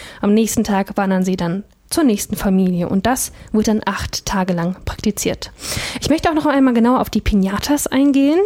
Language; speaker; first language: German; early bilingual, other home language; Russian